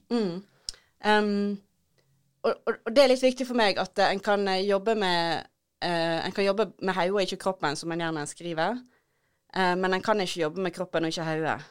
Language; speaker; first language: Norwegian; native; Norwegian